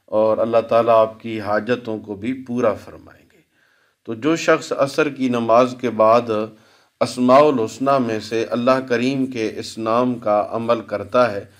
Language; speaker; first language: Urdu; native; Urdu